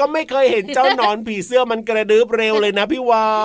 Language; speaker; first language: Thai; native; Thai